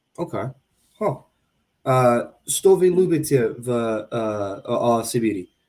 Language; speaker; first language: Russian; non-native, learner; English